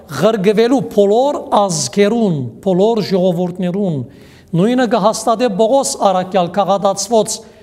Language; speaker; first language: Armenian; native; Armenian